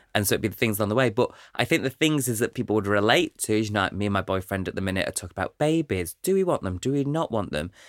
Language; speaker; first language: English; native; English